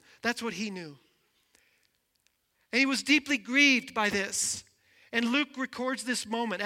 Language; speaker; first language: English; native; English